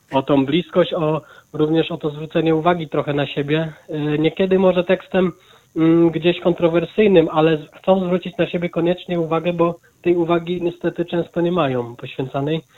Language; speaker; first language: Polish; native; Polish